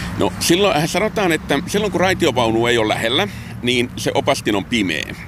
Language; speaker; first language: Finnish; native; Finnish